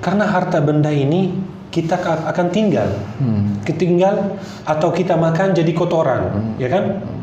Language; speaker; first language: Indonesian; non-native, fluent; Arabic